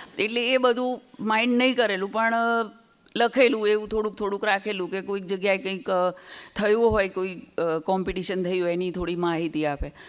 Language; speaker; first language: Gujarati; native; Gujarati